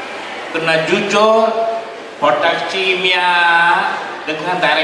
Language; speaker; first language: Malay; non-native, local second language; Tamil